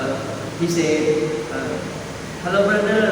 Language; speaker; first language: English; non-native, learner; Indonesian